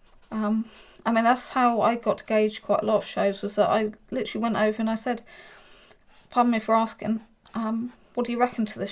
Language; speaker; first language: English; native; English